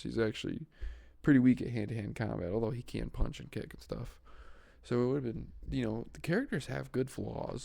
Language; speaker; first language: English; native; English